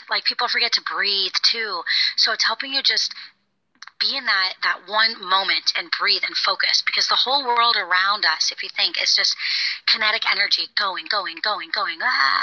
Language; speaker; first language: English; native; English